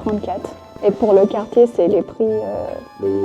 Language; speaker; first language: French; non-native, fluent; English